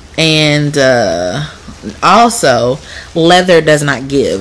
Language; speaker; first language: English; native; English